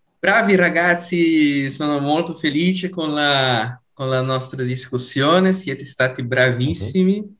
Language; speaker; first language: Italian; non-native, fluent; Portuguese